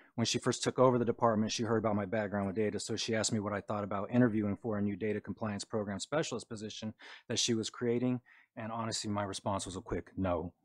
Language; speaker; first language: English; native; English